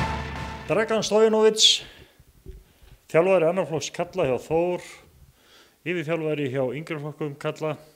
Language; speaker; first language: Icelandic; native; Icelandic